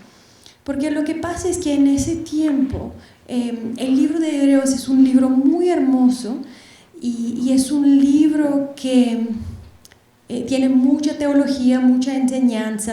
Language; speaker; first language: Spanish; non-native, fluent; Bulgarian